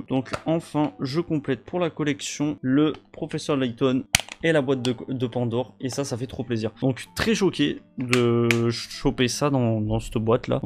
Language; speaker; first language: French; native; French